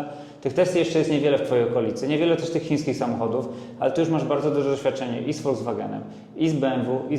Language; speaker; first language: Polish; native; Polish